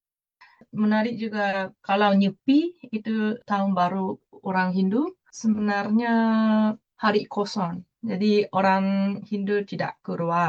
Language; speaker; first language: Indonesian; non-native, fluent; Japanese